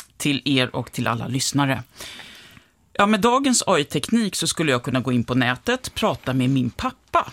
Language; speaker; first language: Swedish; native; Swedish